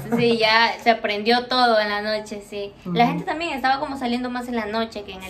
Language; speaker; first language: Spanish; native; Spanish